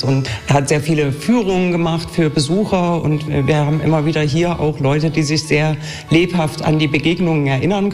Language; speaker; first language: German; native; German